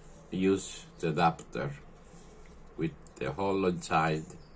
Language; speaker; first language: English; non-native, learner; Italian